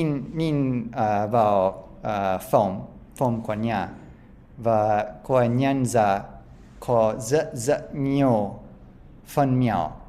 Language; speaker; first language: Vietnamese; non-native, learner; English